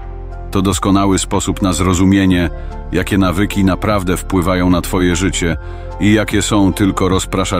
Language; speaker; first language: Polish; native; Polish